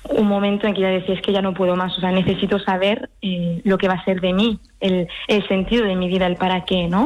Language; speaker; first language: Spanish; early bilingual, heritage; French